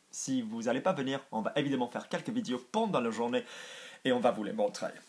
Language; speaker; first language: French; non-native, fluent; English